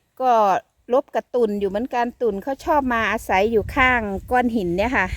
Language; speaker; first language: Thai; native; Thai